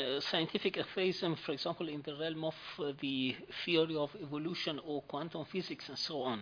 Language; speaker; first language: English; non-native, fluent; Persian